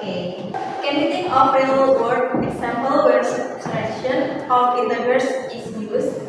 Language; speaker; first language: English; non-native, learner; Indonesian